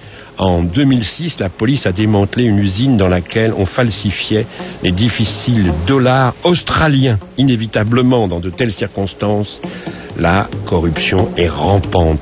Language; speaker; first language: French; native; French